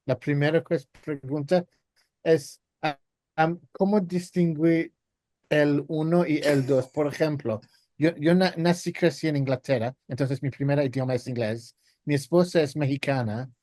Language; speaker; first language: Spanish; non-native, learner; English